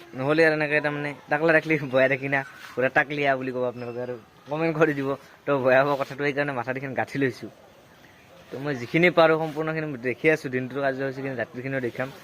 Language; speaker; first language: Assamese; native; Assamese